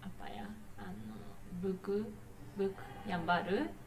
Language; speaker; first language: Indonesian; non-native, learner; Japanese